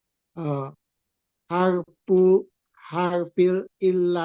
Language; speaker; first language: Arabic; non-native, learner; Indonesian